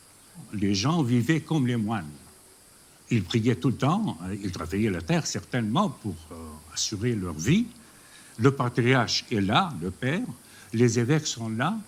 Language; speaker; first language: French; non-native, local second language; Arabic